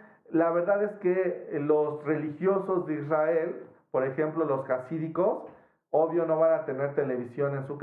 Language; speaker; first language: Spanish; native; Spanish